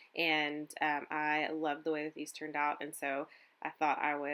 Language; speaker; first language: English; native; English